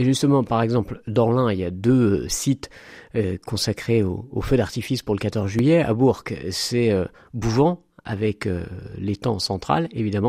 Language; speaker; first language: French; native; French